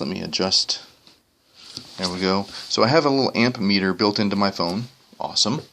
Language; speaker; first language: English; native; English